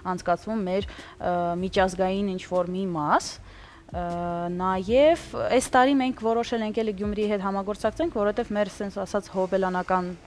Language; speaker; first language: Armenian; early bilingual, heritage; Armenian